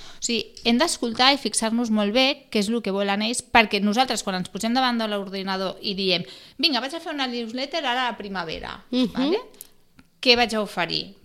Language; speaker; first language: Catalan; non-native, local second language; Spanish